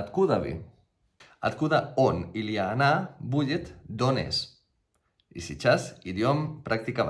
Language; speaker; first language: Russian; non-native, fluent; Catalan